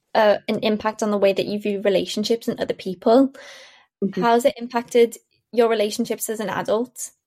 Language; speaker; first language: English; native; English